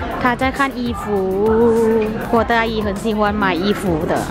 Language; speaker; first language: Chinese; non-native, fluent; Thai